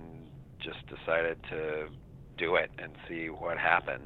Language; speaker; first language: English; native; English